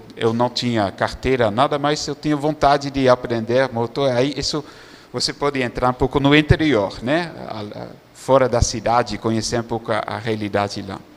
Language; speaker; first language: Portuguese; non-native, fluent; Dutch